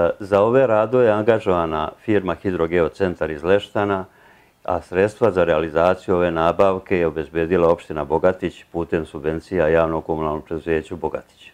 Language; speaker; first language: Serbian; native; Serbian